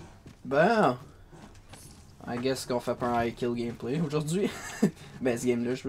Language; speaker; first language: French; native; French